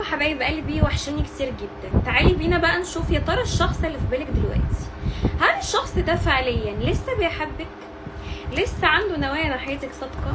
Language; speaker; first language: Arabic; native; Arabic